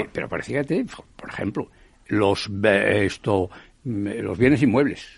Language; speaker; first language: Spanish; native; Spanish